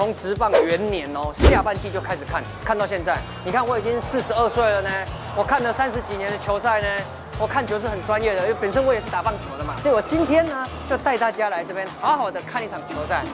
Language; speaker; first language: Chinese; native; Chinese